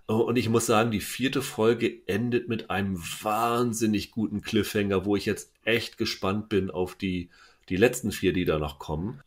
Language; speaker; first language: German; native; German